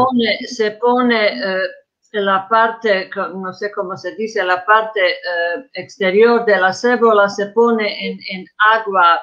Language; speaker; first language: Spanish; non-native, fluent; Croatian